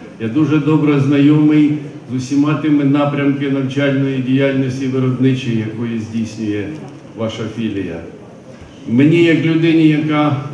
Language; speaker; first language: Ukrainian; native; Ukrainian